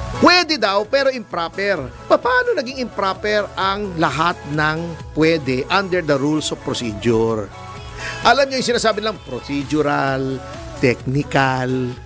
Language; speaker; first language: Filipino; native; Filipino